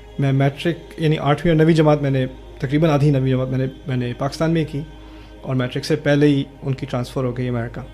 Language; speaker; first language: Urdu; early bilingual, heritage; Urdu